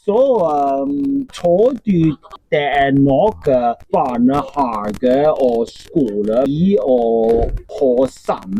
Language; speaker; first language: Norwegian; non-native, fluent; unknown